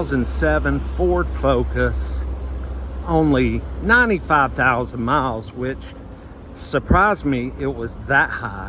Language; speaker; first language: English; native; English